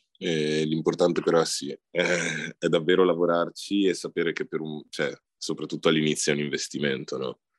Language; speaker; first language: Italian; early bilingual, other home language; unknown